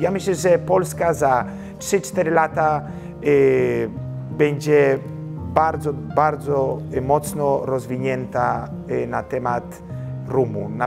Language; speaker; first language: Polish; early bilingual, heritage; Polish